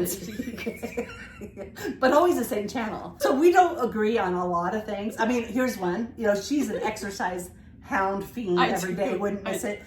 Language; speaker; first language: English; native; English